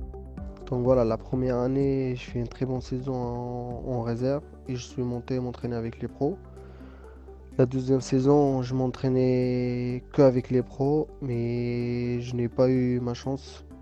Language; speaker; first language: French; non-native, local second language; Arabic